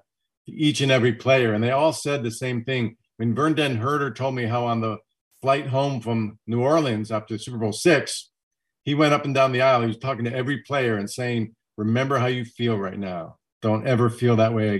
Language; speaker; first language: English; native; English